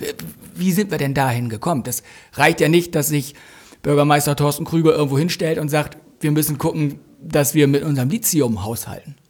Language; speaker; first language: German; native; German